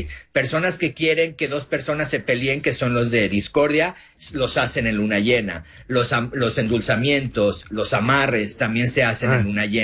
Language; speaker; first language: Spanish; native; Spanish